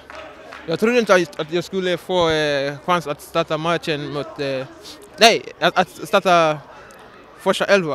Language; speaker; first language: Swedish; non-native, learner; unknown